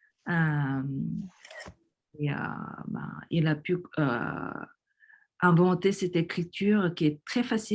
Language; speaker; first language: French; non-native, fluent; Korean